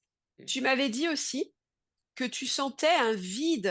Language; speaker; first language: French; native; French